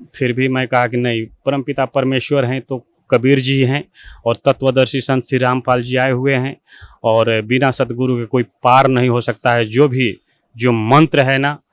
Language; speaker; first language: Hindi; native; Hindi